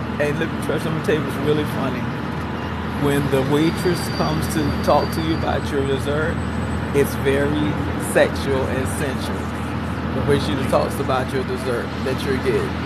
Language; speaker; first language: English; native; English